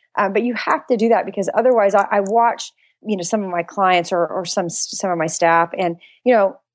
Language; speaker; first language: English; native; English